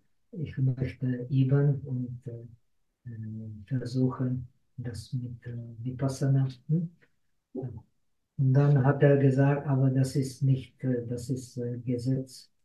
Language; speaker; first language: German; non-native, fluent; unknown